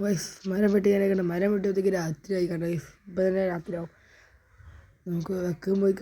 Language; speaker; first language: Malayalam; native; Malayalam